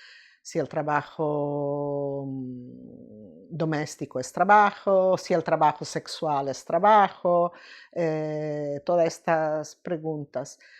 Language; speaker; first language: Spanish; non-native, fluent; Italian